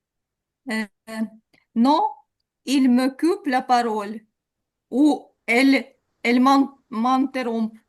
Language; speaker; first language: French; non-native, learner; Ukrainian